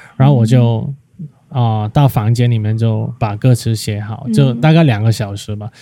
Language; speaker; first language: Chinese; non-native, fluent; Cantonese